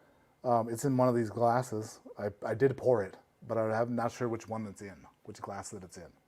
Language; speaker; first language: English; native; English